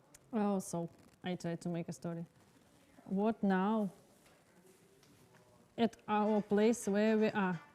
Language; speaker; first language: English; non-native, learner; Russian